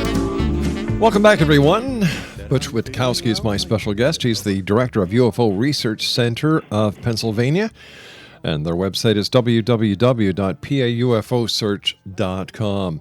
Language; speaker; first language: English; native; English